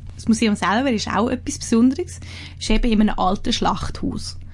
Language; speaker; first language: German; native; German